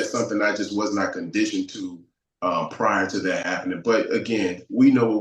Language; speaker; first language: English; native; English